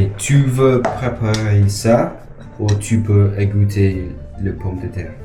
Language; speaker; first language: French; non-native, learner; English